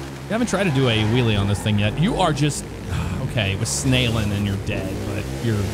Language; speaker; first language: English; native; English